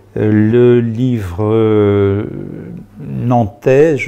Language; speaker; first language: French; native; French